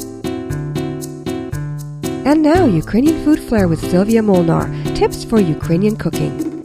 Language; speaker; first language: English; early bilingual, other home language; Ukrainian